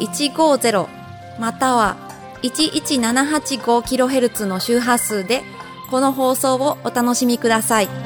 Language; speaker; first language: Japanese; non-native, fluent; Indonesian